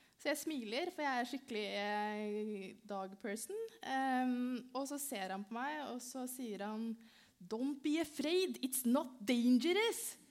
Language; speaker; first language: Norwegian; early bilingual, other home language; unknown